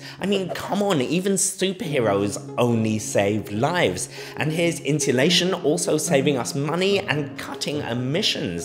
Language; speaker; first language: English; native; English